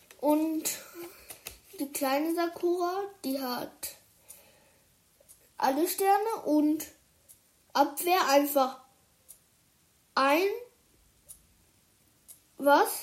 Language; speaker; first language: German; early bilingual, other home language; Chinese